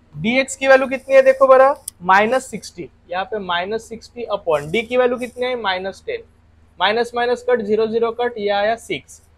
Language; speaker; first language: Hindi; non-native, local second language; Marathi